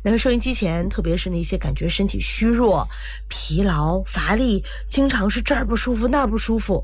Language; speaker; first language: Chinese; native; Chinese